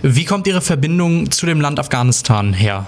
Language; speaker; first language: German; native; German